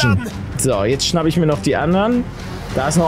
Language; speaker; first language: German; native; German